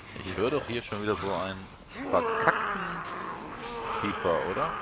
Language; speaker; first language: German; native; German